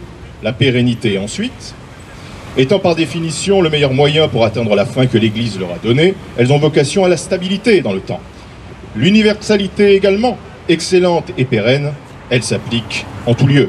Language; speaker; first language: French; native; French